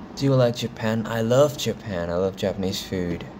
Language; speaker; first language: English; non-native, fluent; Thai